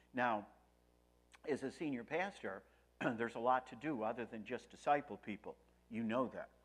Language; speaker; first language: English; native; English